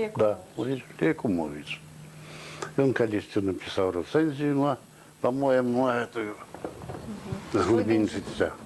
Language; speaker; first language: Belarusian; native; Belarusian